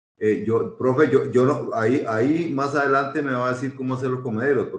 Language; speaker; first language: Spanish; native; Spanish